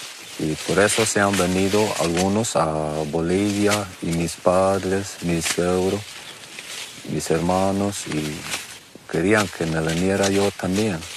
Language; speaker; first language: Spanish; non-native, local second language; Plautdietsch